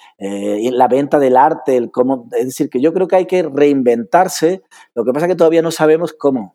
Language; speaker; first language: Spanish; native; Spanish